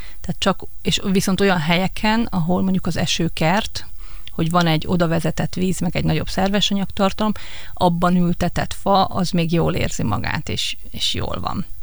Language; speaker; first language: Hungarian; native; Hungarian